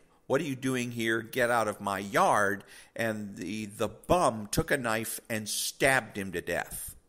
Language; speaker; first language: English; native; English